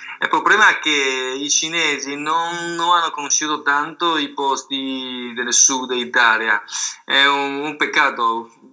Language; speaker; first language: Italian; non-native, fluent; Chinese